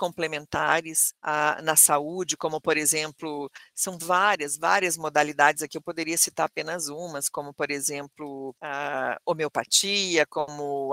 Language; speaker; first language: Portuguese; native; Portuguese